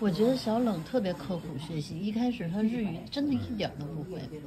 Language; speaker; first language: Chinese; native; Chinese